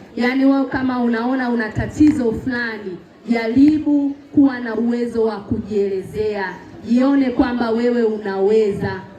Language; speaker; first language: Swahili; native; Swahili